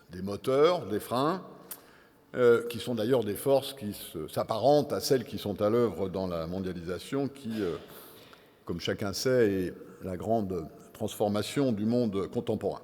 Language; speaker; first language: French; native; French